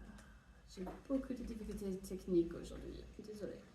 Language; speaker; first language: French; non-native, fluent; English